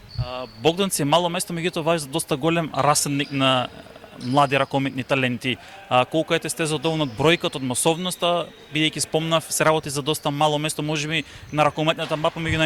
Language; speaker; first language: Macedonian; native; Macedonian